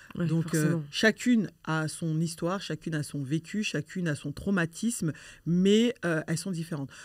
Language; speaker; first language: French; native; French